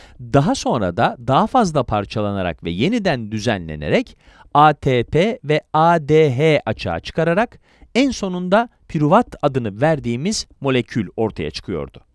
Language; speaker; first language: Turkish; native; Turkish